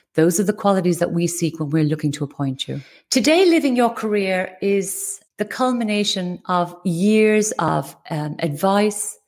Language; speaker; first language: English; native; English